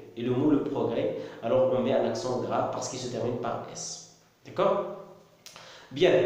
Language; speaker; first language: French; non-native, local second language; Arabic